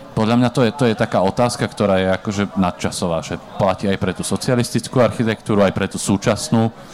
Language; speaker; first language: Slovak; native; Slovak